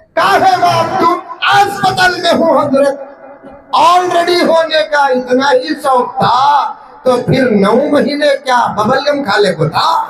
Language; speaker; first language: Urdu; native; Urdu